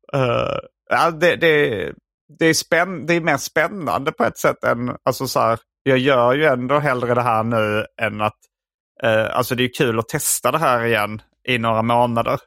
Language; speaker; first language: Swedish; native; Swedish